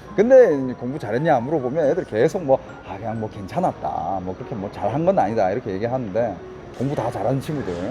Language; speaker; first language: Korean; native; Korean